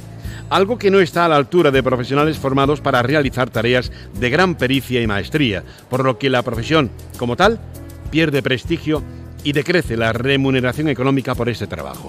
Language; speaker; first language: Spanish; native; Spanish